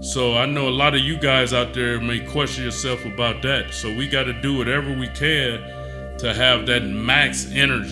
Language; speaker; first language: English; native; English